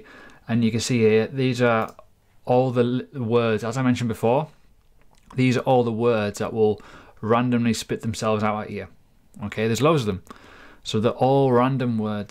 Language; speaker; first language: English; native; English